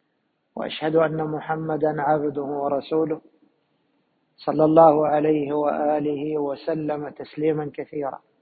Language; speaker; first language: Arabic; native; Arabic